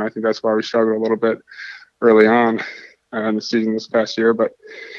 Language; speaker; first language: English; native; English